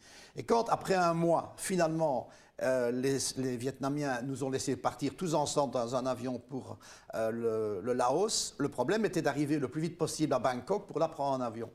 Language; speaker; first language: French; native; French